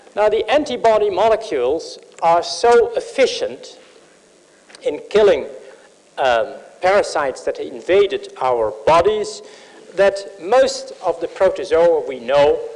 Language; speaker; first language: English; non-native, fluent; Dutch